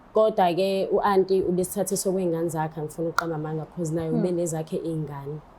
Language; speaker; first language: Zulu; native; Zulu